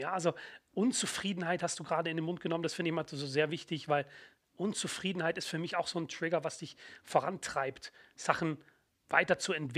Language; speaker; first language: German; native; German